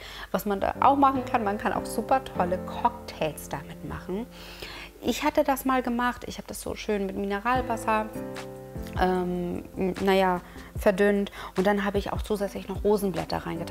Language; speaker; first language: German; native; German